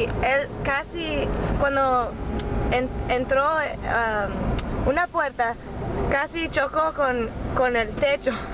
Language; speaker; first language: Spanish; non-native, learner; English